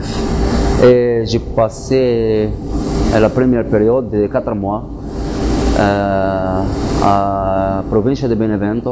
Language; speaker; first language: French; non-native, learner; Arabic